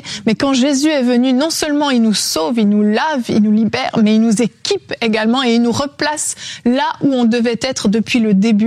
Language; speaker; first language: French; native; French